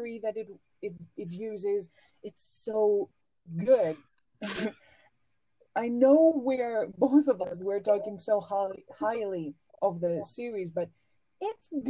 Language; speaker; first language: English; non-native, fluent; Greek